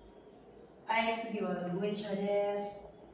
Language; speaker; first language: Japanese; non-native, learner; Indonesian